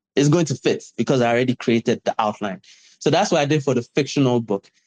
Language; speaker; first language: English; non-native, local second language; Yoruba